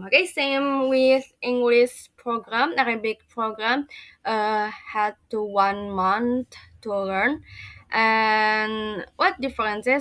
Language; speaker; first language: English; non-native, learner; Indonesian